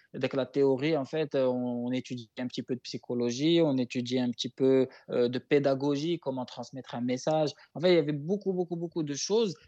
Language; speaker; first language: French; non-native, local second language; Arabic